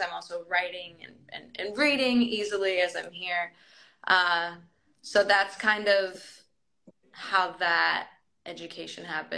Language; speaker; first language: English; early bilingual, other home language; Greek